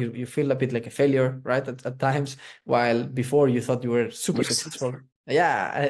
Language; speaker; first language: English; non-native, fluent; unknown